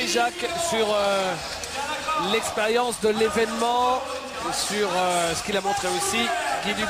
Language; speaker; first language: French; native; French